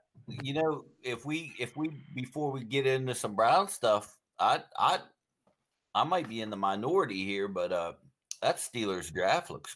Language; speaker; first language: English; native; English